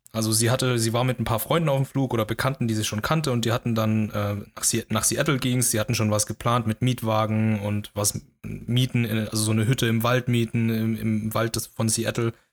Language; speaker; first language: German; early bilingual, other home language; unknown